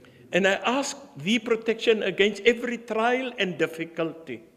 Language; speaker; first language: English; early bilingual, other home language; Afrikaans